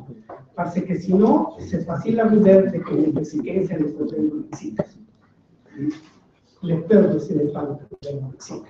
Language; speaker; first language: French; non-native, learner; Spanish